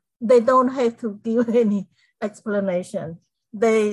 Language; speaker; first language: English; non-native, fluent; Khmer